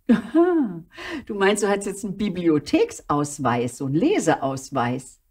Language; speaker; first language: German; native; German